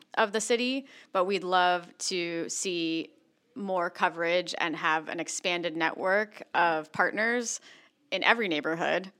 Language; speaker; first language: English; native; English